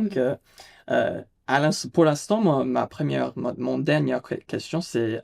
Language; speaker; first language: French; non-native, fluent; English